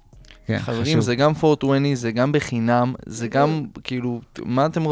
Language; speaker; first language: Hebrew; native; Hebrew